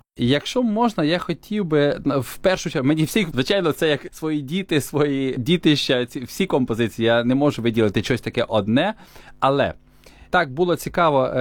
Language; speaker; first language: Ukrainian; native; Ukrainian